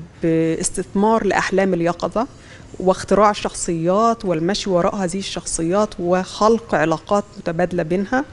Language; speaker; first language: Arabic; native; Arabic